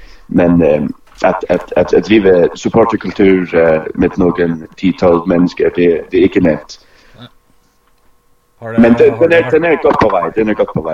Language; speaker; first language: Danish; non-native, local second language; Faroese